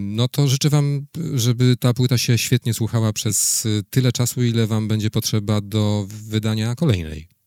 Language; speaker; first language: Polish; native; Polish